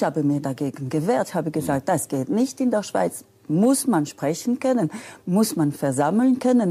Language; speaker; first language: German; non-native, local second language; French